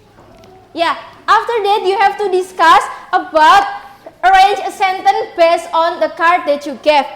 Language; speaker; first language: English; non-native, learner; Indonesian